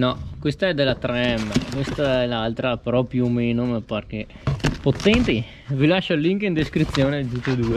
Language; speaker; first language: Italian; native; Italian